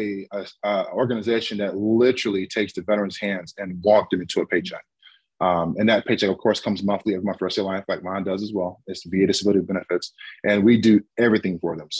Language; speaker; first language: English; native; English